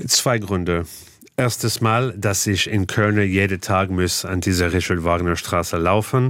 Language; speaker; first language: German; non-native, fluent; English